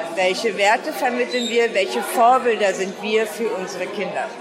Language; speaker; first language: German; native; German